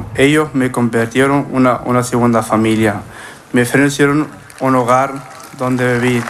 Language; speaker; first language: Spanish; non-native, fluent; Arabic